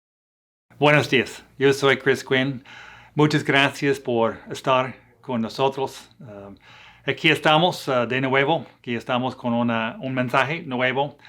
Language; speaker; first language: Spanish; non-native, fluent; English